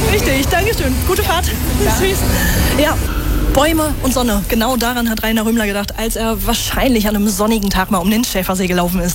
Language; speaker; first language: German; native; German